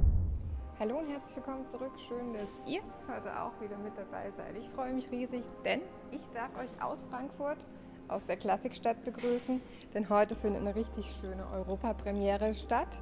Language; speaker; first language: German; native; German